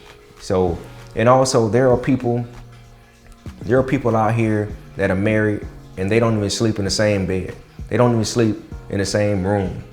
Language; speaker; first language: English; native; English